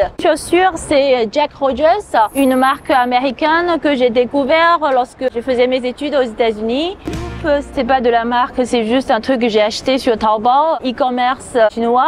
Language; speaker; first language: French; non-native, fluent; Chinese